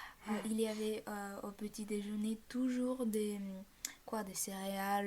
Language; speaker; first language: French; non-native, fluent; Bulgarian